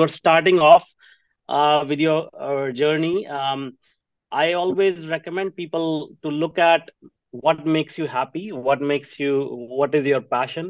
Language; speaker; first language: English; non-native, local second language; Punjabi